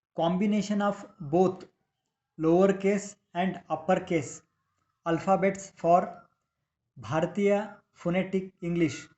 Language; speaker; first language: English; non-native, local second language; Kannada